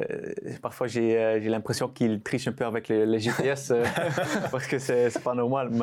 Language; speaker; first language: French; non-native, local second language; Dutch